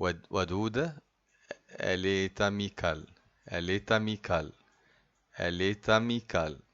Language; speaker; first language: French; non-native, fluent; Arabic